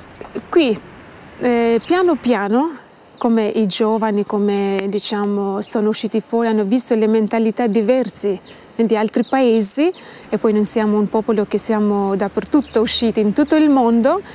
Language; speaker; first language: Italian; non-native, fluent; Albanian